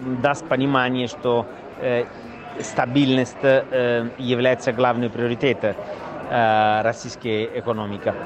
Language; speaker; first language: Russian; non-native, fluent; Italian